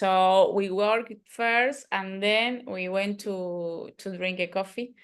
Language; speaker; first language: English; non-native, learner; Spanish